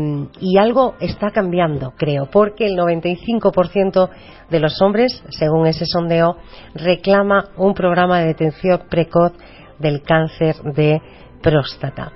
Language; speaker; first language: Spanish; native; Spanish